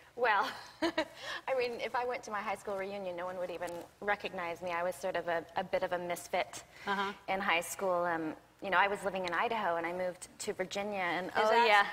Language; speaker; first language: English; native; English